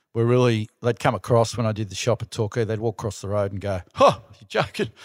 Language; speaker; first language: English; native; English